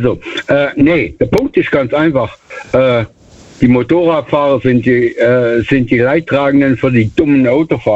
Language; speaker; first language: German; native; German